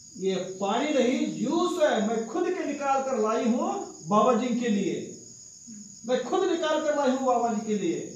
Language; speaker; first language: Hindi; non-native, local second language; Marathi